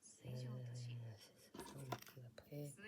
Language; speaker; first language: French; non-native, fluent; Japanese